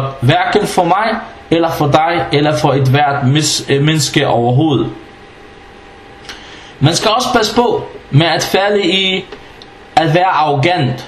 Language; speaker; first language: Danish; non-native, fluent; Arabic